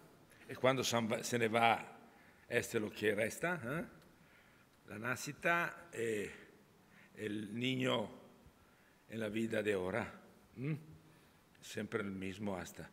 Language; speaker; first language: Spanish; non-native, learner; Italian